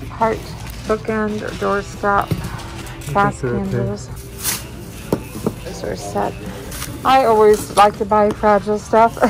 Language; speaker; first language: English; native; English